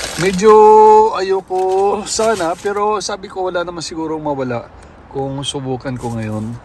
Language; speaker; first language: Filipino; non-native, local second language; Cebuano